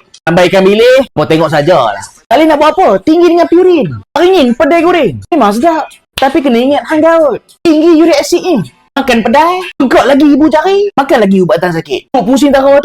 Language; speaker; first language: Malay; native; Malay